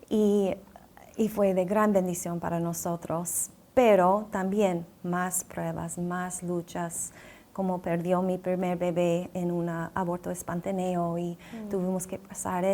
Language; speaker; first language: Spanish; non-native, fluent; English